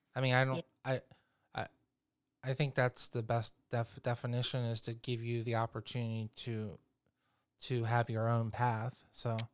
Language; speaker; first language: English; native; English